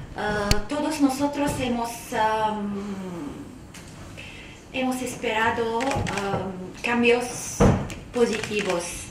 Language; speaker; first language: Spanish; non-native, fluent; Arabic